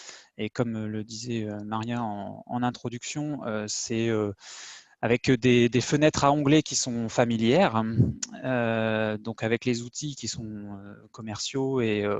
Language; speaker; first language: French; native; French